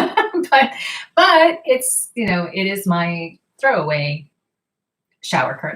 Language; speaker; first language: English; native; English